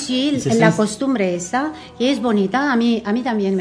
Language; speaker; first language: Spanish; non-native, fluent; Romanian